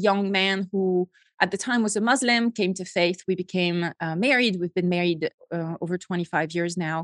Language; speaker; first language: English; non-native, fluent; French